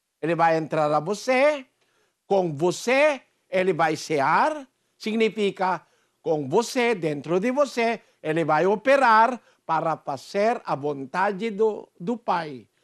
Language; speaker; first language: Portuguese; non-native, fluent; Filipino